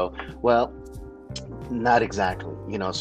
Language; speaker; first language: English; native; English